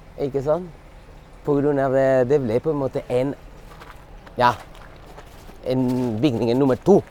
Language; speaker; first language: Norwegian; non-native, fluent; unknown